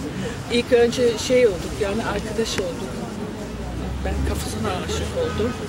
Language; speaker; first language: Turkish; non-native, fluent; English